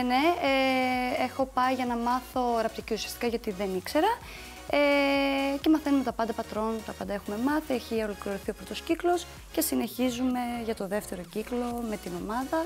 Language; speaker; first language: Greek; native; Greek